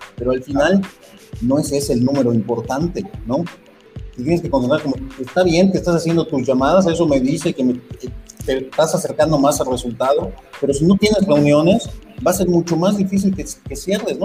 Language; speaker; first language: Spanish; native; Spanish